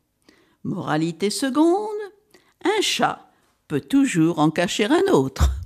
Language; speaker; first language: French; native; French